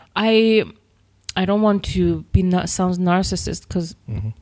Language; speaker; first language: English; non-native, fluent; Persian